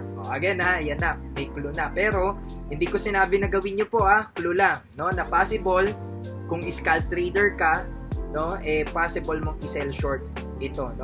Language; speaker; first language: Filipino; native; Filipino